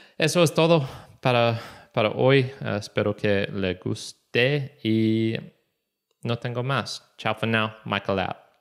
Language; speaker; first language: Spanish; non-native, learner; English